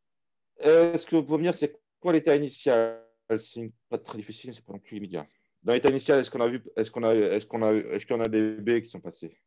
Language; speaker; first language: French; native; French